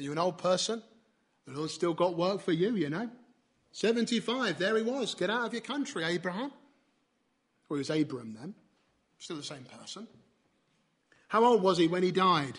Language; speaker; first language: English; native; English